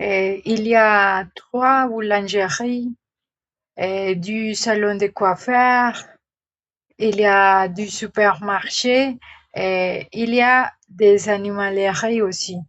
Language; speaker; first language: French; non-native, learner; Spanish